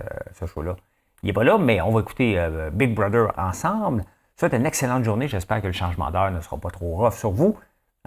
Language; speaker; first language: French; native; French